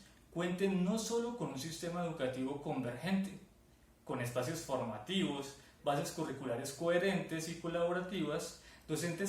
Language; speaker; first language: Spanish; native; Spanish